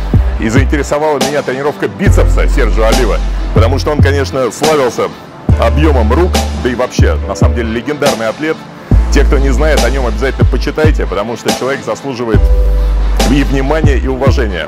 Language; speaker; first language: Russian; native; Russian